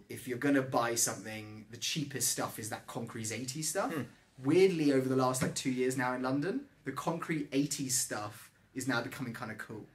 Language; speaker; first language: English; native; English